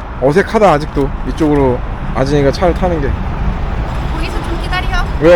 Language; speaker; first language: Korean; native; Korean